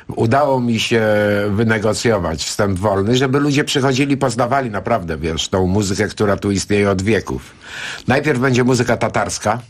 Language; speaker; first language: Polish; non-native, fluent; Greek